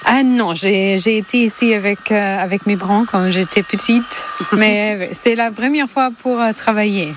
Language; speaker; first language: French; non-native, learner; German